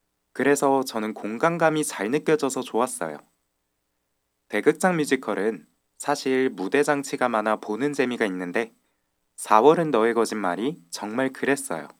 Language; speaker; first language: Korean; native; Korean